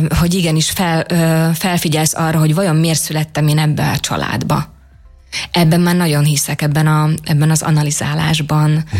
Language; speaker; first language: Hungarian; native; Hungarian